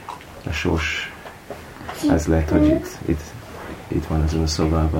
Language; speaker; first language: Hungarian; non-native, learner; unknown